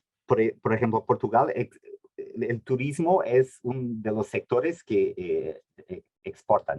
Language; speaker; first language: Spanish; non-native, fluent; Portuguese